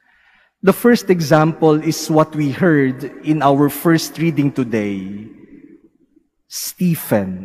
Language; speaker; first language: English; non-native, local second language; Filipino